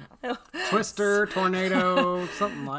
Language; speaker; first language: English; native; English